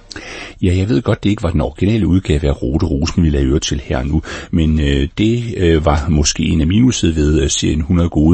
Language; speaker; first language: Danish; native; Danish